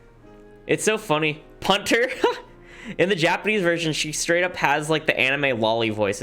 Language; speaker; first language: English; native; English